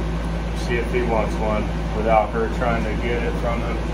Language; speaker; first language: English; native; English